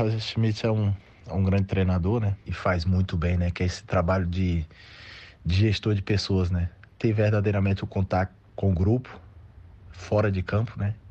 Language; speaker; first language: Portuguese; native; Portuguese